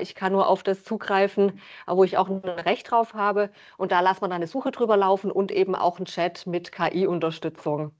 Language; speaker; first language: German; native; German